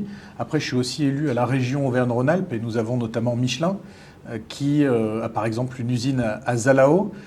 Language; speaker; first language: French; native; French